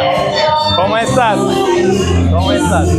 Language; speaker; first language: Spanish; non-native, learner; Turkish